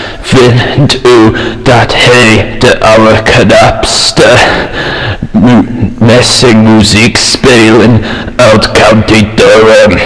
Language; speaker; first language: Dutch; non-native, learner; English